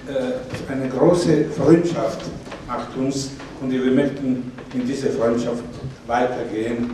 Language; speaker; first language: German; non-native, learner; Slovak